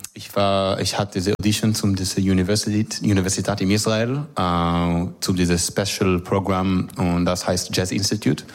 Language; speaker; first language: German; non-native, learner; Hebrew